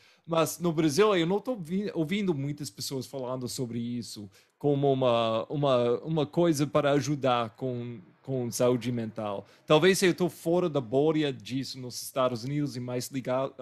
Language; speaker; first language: Portuguese; non-native, fluent; English